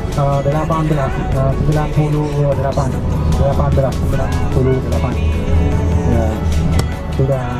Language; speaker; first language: Indonesian; non-native, learner; Vietnamese